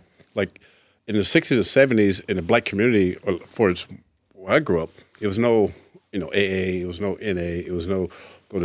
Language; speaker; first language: English; native; English